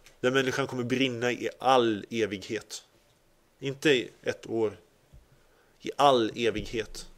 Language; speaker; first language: Swedish; early bilingual, other home language; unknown